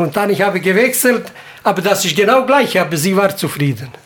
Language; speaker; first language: German; non-native, learner; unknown